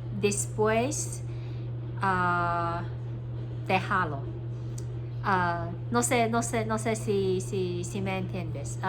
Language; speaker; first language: Spanish; non-native, learner; Cantonese